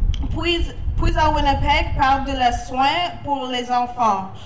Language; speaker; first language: French; non-native, learner; English